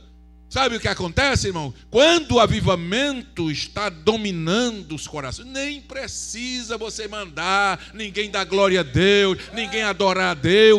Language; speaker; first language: Portuguese; native; Portuguese